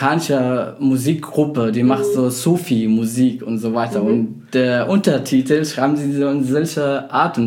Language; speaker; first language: German; non-native, fluent; Arabic